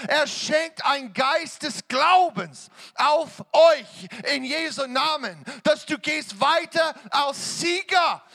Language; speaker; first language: German; non-native, fluent; English